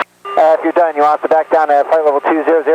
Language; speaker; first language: English; native; English